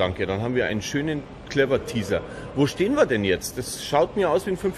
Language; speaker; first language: German; native; German